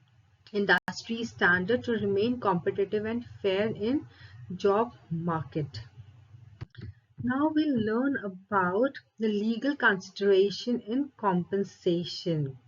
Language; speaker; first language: English; non-native, local second language; Hindi